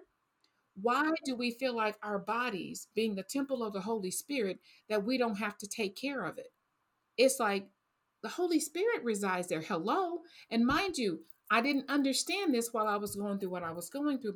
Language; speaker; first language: English; native; English